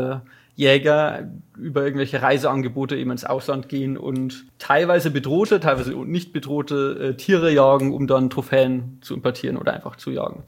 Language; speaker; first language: German; native; German